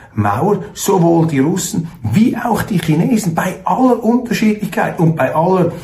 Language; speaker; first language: German; native; German